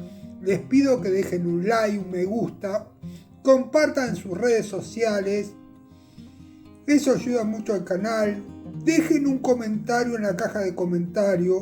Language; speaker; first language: Spanish; native; Spanish